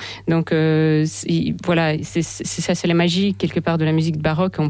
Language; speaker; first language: French; non-native, fluent; Russian